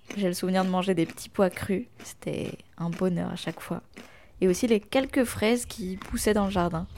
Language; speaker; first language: French; non-native, local second language; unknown